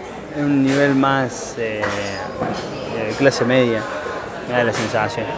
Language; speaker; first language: Spanish; native; Spanish